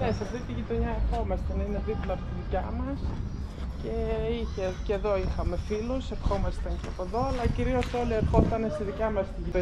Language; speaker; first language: Greek; non-native, fluent; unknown